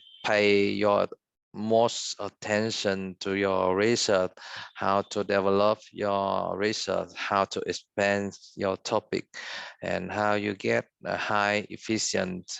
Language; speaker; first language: English; non-native, fluent; Vietnamese